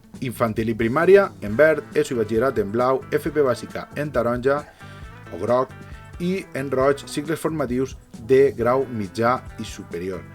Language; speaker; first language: Catalan; native; Catalan